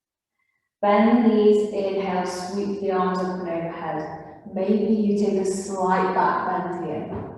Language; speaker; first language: English; native; English